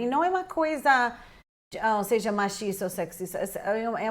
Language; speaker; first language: Portuguese; non-native, fluent; English